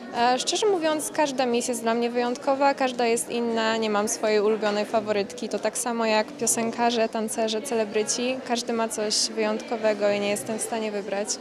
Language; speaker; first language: Polish; native; Polish